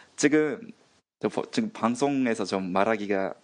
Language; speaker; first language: Korean; non-native, fluent; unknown